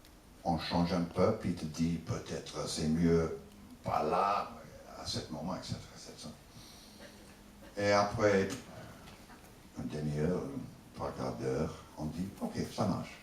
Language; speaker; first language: French; non-native, learner; English